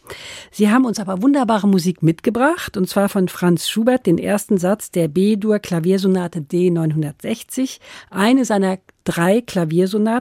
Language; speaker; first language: German; native; German